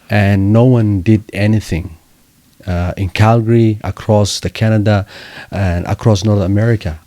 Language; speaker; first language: English; non-native, fluent; Somali